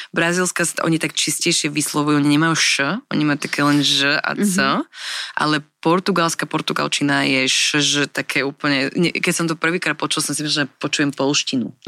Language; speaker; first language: Slovak; early bilingual, other home language; English